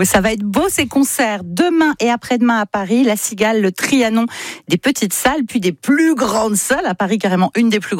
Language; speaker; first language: French; native; French